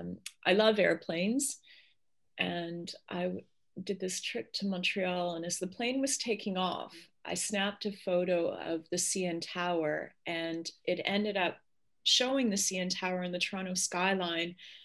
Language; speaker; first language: English; early bilingual, other home language; Polish